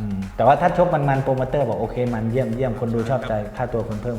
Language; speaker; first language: Thai; native; Thai